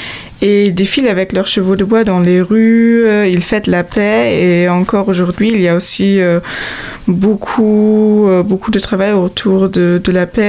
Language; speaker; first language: French; non-native, fluent; German